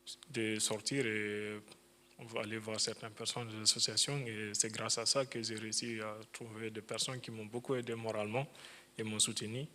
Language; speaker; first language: French; non-native, fluent; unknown